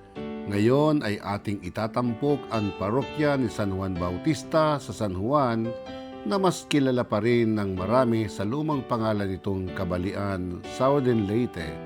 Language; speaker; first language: Filipino; non-native, local second language; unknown